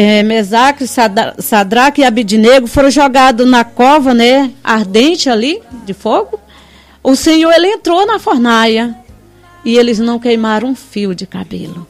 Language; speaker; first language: Portuguese; native; Portuguese